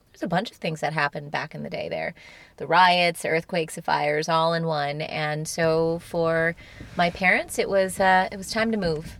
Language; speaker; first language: English; native; English